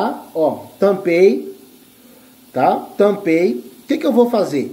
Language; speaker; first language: Portuguese; native; Portuguese